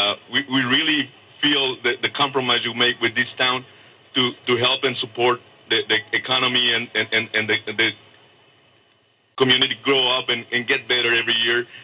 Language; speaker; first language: English; non-native, learner; Spanish